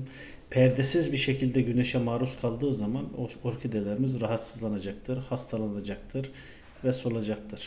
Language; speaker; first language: Turkish; native; Turkish